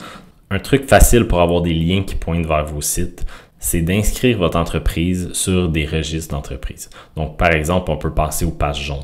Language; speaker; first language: French; native; French